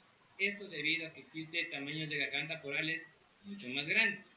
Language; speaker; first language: Spanish; native; Spanish